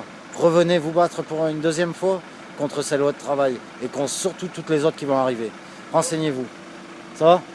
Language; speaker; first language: French; native; French